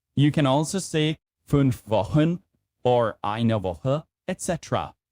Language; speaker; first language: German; non-native, fluent; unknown